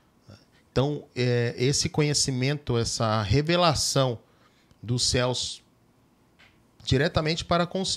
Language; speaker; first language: Portuguese; native; Portuguese